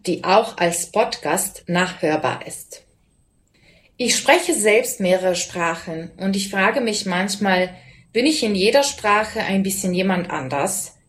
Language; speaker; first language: German; non-native, fluent; Serbian